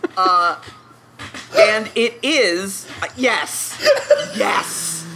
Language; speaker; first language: English; native; English